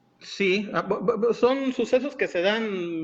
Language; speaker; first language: Spanish; native; Spanish